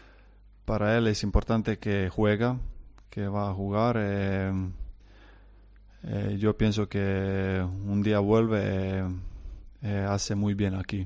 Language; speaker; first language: Spanish; non-native, learner; Croatian